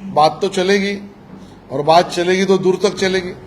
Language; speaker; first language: Hindi; non-native, local second language; Marathi